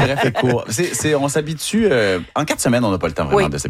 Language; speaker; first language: French; native; French